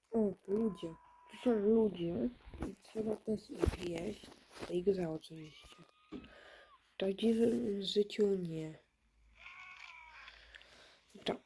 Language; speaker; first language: Polish; early bilingual, other home language; Ukrainian